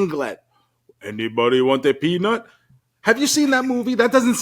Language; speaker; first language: English; native; English